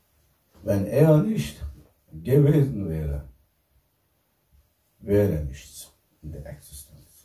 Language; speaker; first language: German; non-native, fluent; Turkish